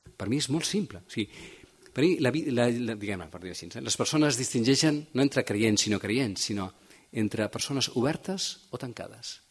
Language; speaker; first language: Catalan; native; Catalan